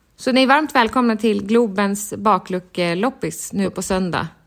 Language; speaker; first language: Swedish; native; Swedish